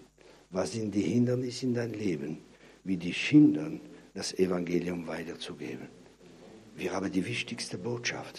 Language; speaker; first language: German; non-native, fluent; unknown